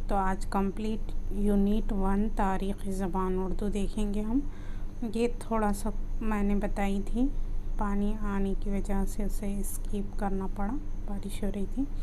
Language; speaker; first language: Urdu; native; Urdu